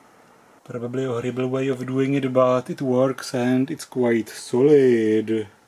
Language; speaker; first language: English; non-native, fluent; Czech